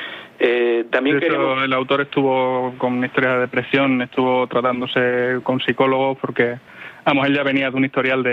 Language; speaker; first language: Spanish; native; Spanish